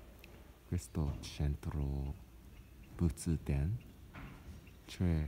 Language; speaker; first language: Italian; non-native, learner; Japanese